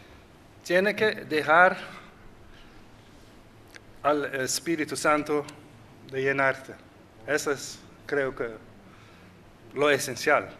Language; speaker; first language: Spanish; non-native, fluent; Dutch